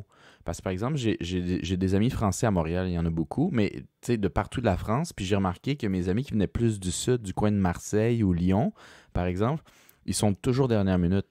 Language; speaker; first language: French; native; French